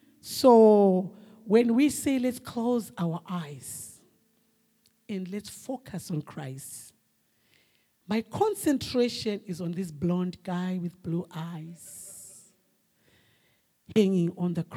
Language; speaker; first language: English; non-native, local second language; Shona